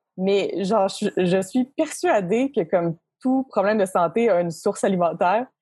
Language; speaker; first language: French; native; French